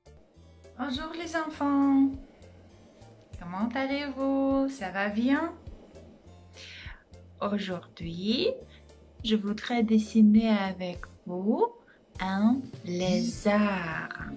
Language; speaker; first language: French; non-native, fluent; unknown